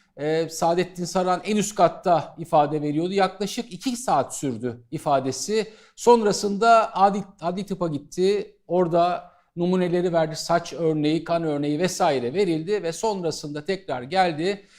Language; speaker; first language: Turkish; native; Turkish